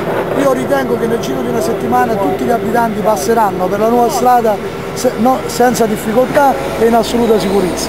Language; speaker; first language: Italian; native; Italian